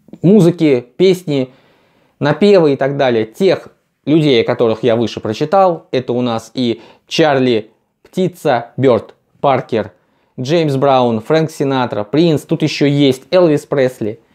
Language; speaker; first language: Russian; native; Russian